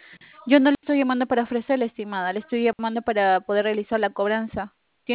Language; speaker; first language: Spanish; native; Spanish